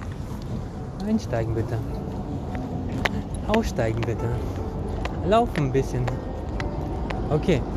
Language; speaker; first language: German; non-native, fluent; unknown